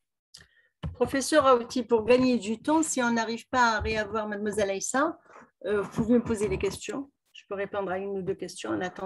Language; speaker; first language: French; non-native, local second language; Arabic